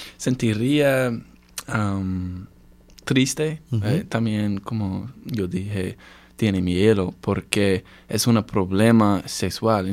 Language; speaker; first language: Spanish; non-native, learner; English